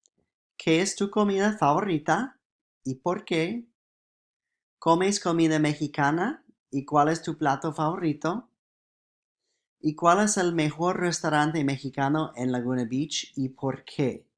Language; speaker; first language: Spanish; non-native, fluent; English